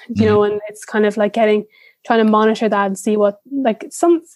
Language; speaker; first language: English; native; English